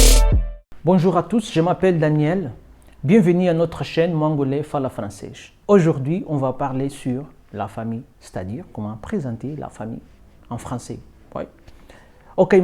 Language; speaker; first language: French; non-native, fluent; Portuguese